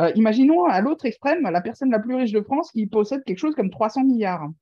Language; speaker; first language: French; native; French